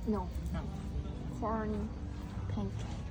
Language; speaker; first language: English; non-native, learner; Korean